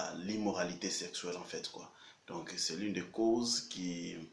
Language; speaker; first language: French; non-native, local second language; Lingala